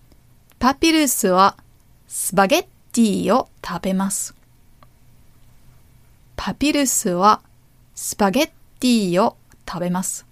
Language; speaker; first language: Japanese; non-native, learner; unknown